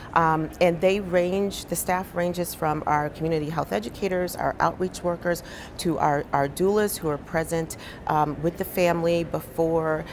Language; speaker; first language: English; native; English